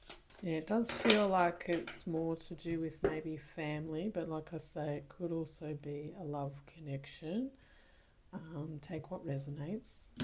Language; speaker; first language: English; native; English